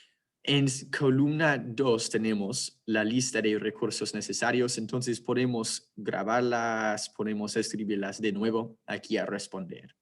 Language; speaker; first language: Spanish; non-native, fluent; English